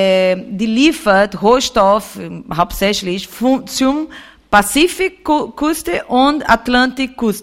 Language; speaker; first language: German; non-native, fluent; Portuguese